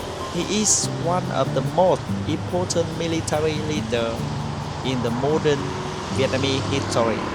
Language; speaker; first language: English; non-native, fluent; Vietnamese